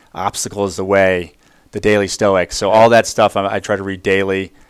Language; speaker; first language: English; native; English